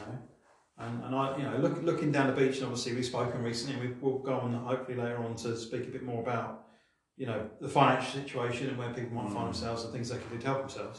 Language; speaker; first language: English; native; English